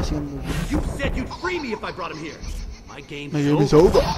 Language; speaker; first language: Spanish; native; Spanish